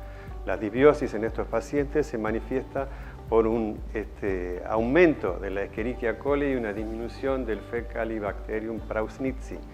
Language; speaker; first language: Spanish; native; Spanish